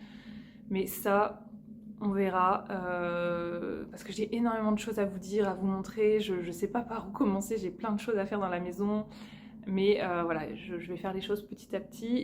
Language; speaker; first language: French; native; French